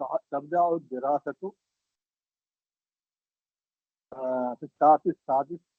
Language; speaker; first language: Arabic; non-native, learner; Tamil